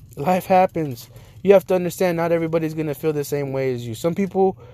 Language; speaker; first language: English; native; English